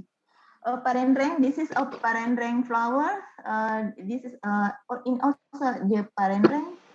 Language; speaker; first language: English; non-native, learner; Indonesian